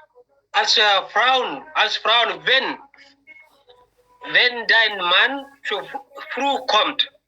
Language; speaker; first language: German; non-native, learner; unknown